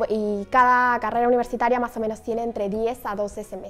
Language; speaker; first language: Spanish; native; Spanish